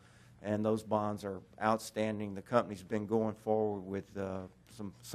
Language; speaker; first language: English; native; English